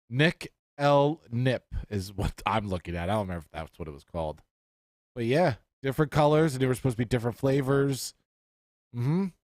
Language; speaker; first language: English; native; English